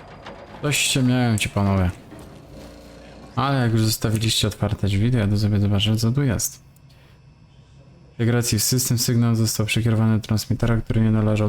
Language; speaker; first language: Polish; native; Polish